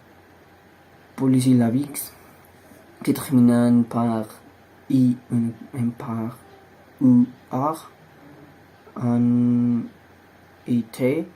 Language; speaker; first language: French; non-native, learner; Spanish